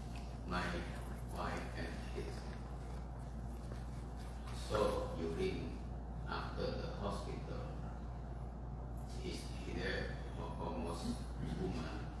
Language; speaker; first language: English; non-native, fluent; Indonesian